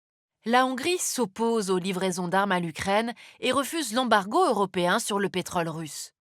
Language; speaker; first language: French; native; French